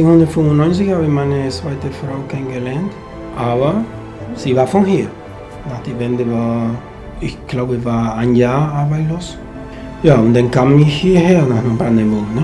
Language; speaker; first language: German; non-native, fluent; Spanish